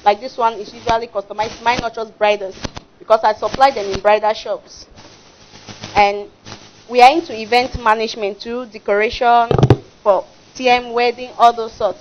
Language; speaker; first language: English; non-native, local second language; French